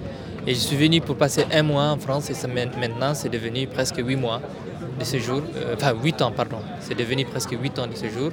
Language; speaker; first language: French; non-native, local second language; Tamasheq